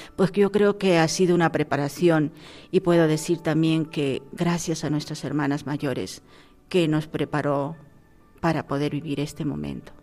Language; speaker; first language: Spanish; native; Spanish